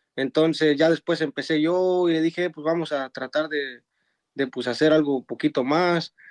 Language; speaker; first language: Spanish; native; Spanish